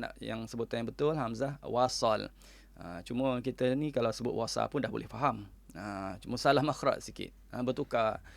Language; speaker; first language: Malay; native; Malay